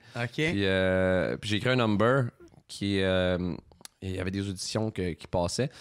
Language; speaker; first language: French; native; French